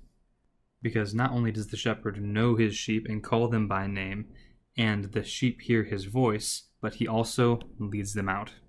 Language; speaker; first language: English; native; English